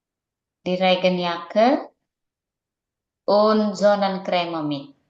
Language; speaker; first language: German; non-native, learner; Indonesian